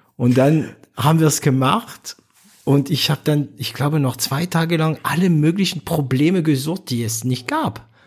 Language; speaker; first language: German; non-native, fluent; French